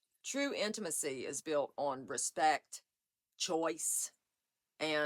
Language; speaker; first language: English; native; English